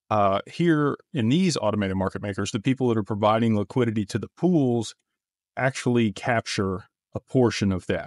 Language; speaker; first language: English; native; English